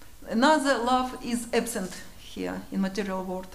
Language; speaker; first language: English; non-native, learner; Russian